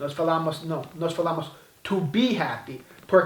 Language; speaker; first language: Portuguese; non-native, fluent; English